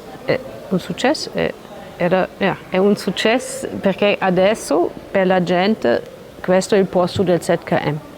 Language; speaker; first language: Italian; non-native, learner; German